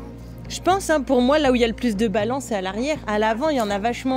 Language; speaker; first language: French; native; French